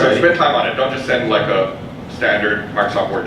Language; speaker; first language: English; native; English